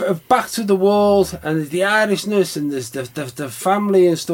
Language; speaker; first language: English; native; English